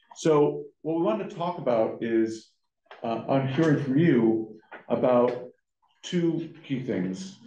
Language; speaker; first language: English; native; English